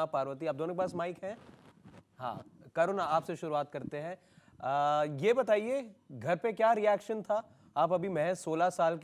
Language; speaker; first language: Hindi; native; Hindi